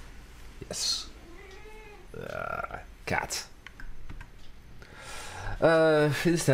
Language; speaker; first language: Swedish; non-native, learner; English